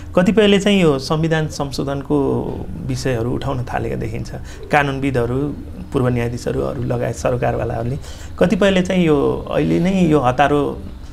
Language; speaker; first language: Nepali; native; Nepali